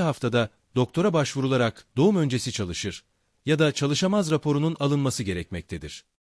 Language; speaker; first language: Turkish; native; Turkish